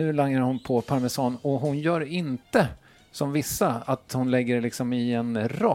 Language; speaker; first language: Swedish; native; Swedish